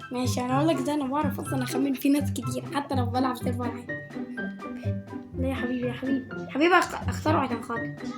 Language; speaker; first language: Arabic; native; Arabic